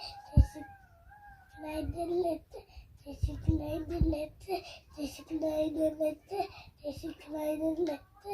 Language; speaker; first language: Dutch; non-native, learner; Tigrinya